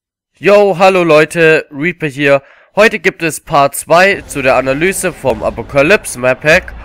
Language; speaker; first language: German; native; German